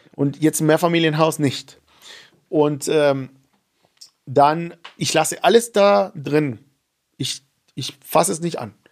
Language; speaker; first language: German; non-native, fluent; Spanish